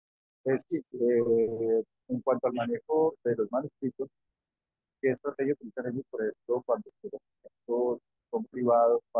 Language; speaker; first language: Spanish; native; Spanish